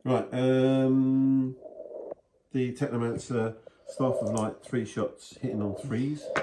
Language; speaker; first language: English; native; English